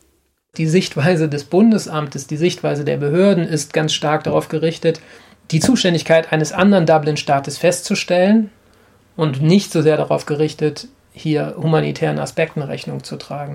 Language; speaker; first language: German; native; German